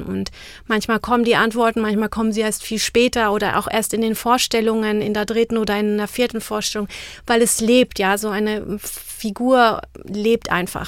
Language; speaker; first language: German; non-native, fluent; Czech